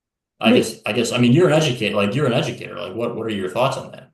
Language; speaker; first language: English; native; English